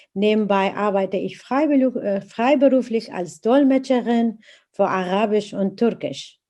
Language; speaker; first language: German; non-native, fluent; Arabic